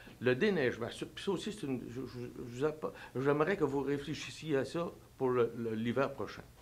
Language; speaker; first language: French; native; French